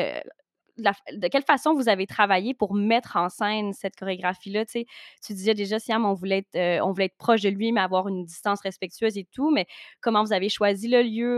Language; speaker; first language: French; native; French